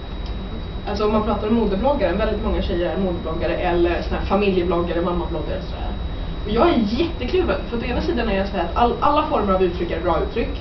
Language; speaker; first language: Swedish; native; Swedish